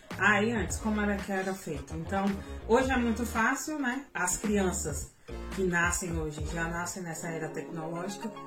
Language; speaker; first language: Portuguese; native; Portuguese